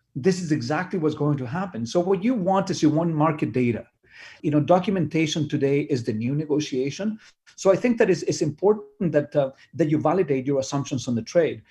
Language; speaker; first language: English; non-native, fluent; Spanish